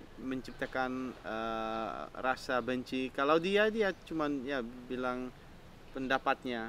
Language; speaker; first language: Indonesian; non-native, fluent; Dutch